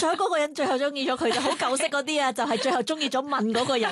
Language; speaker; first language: Cantonese; native; Cantonese